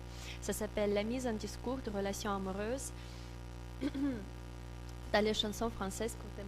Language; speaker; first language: French; non-native, learner; Russian